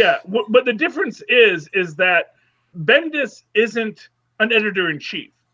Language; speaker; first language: English; native; English